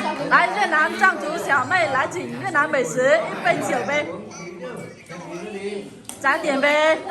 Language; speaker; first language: Chinese; non-native, fluent; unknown